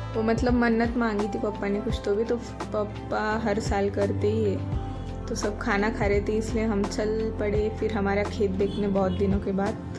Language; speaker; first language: Hindi; non-native, local second language; Marathi